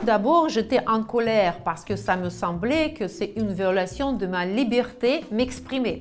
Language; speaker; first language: French; non-native, fluent; Russian